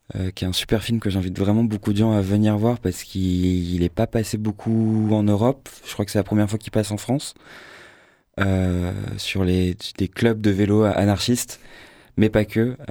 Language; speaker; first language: French; native; French